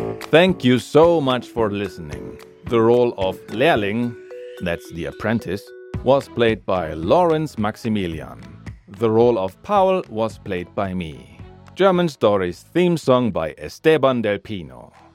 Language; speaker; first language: English; non-native, fluent; German